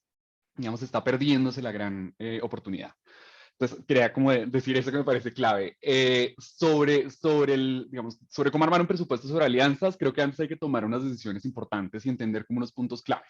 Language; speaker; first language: Spanish; native; Spanish